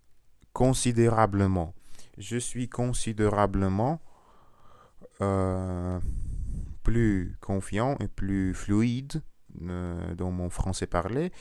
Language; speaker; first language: French; non-native, learner; Russian